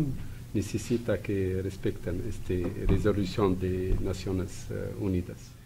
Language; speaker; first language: Spanish; non-native, fluent; Arabic